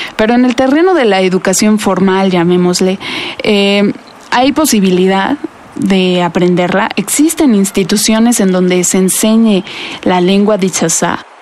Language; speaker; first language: Spanish; native; Spanish